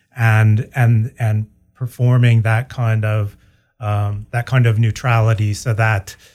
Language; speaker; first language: English; native; English